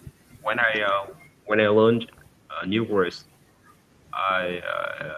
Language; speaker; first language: English; non-native, learner; Vietnamese